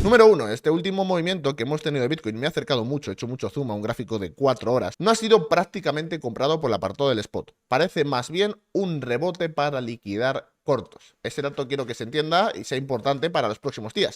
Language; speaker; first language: Spanish; native; Spanish